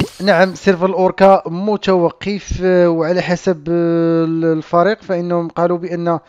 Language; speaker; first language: Arabic; native; Arabic